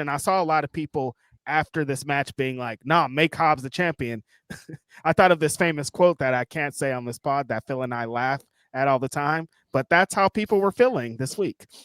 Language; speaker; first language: English; native; English